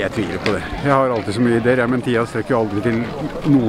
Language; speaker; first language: Norwegian; native; Norwegian